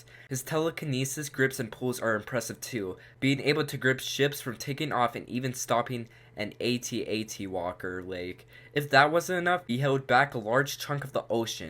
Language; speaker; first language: English; native; English